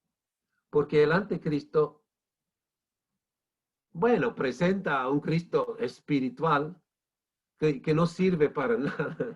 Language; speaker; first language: Spanish; non-native, fluent; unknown